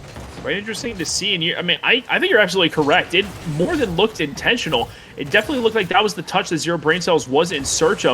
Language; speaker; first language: English; native; English